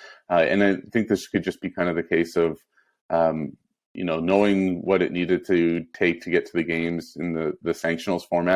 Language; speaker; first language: English; native; English